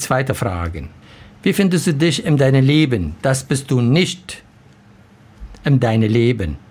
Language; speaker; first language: German; non-native, learner; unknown